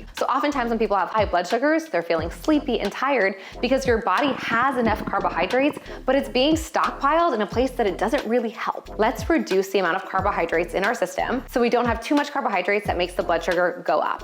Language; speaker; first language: English; native; English